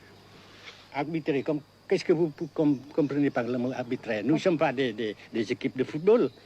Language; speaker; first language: French; non-native, local second language; Vietnamese